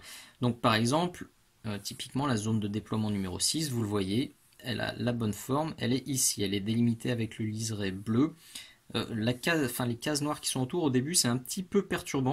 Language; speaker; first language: French; native; French